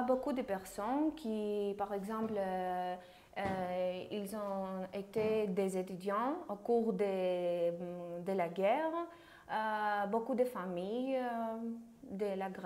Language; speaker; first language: French; non-native, fluent; Greek